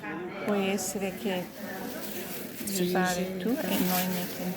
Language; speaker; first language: Italian; non-native, learner; English